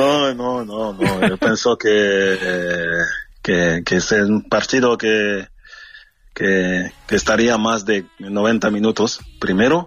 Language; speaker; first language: Spanish; non-native, fluent; French